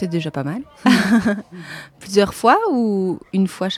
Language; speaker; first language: French; native; French